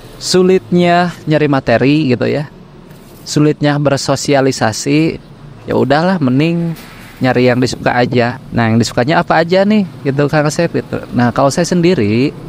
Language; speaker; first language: Indonesian; native; Indonesian